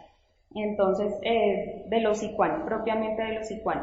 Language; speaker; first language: Spanish; native; Spanish